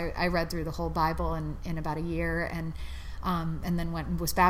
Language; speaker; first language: English; native; English